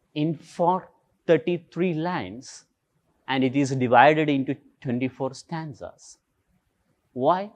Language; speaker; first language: English; non-native, local second language; Malayalam